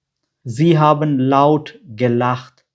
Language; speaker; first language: German; non-native, fluent; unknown